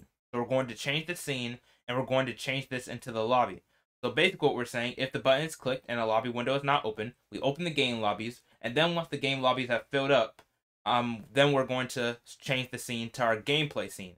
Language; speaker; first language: English; native; English